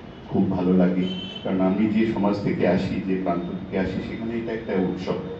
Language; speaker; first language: Bangla; non-native, fluent; Hindi